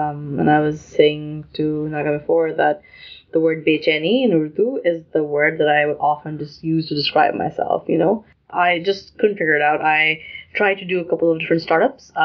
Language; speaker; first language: English; non-native, local second language; Urdu